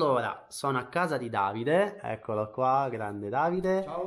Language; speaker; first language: Italian; native; Italian